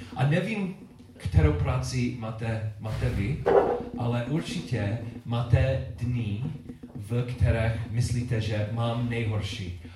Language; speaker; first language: Czech; non-native, learner; English